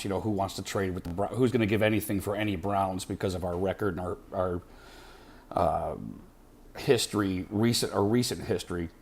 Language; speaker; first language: English; native; English